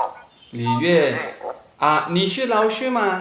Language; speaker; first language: Chinese; non-native, fluent; Amharic